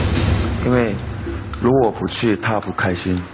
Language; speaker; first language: Chinese; non-native, fluent; Korean